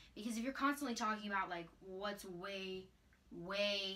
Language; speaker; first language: English; native; English